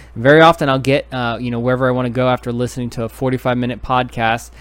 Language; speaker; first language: English; native; English